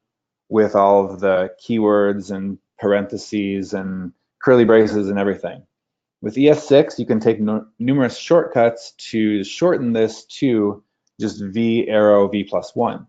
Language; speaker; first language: English; native; English